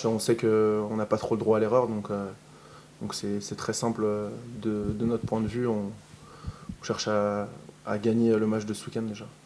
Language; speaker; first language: French; native; French